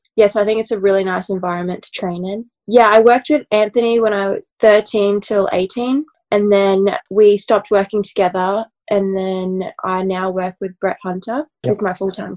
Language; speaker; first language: English; native; English